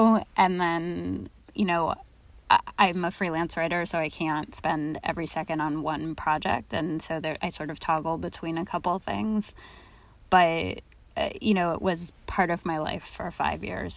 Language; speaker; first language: English; native; English